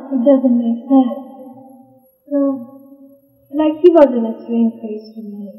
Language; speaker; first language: English; non-native, fluent; Persian